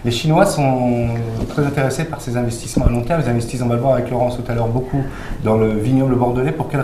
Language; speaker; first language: French; native; French